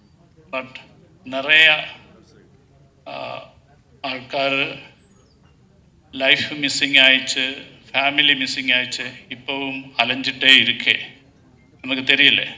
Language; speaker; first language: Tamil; non-native, learner; Malayalam